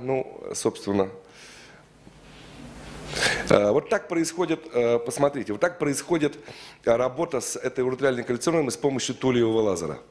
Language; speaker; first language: Russian; native; Russian